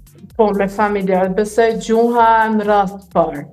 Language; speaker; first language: Albanian; early bilingual, heritage; Albanian